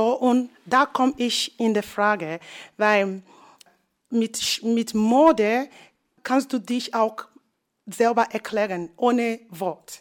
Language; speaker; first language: German; non-native, fluent; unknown